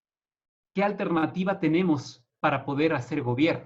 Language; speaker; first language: Spanish; native; Spanish